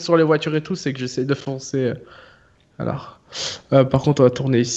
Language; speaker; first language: French; native; French